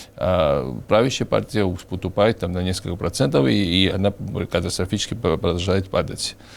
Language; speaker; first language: Russian; non-native, local second language; Georgian